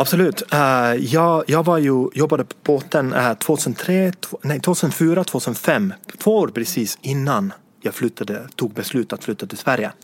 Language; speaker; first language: Swedish; non-native, fluent; Estonian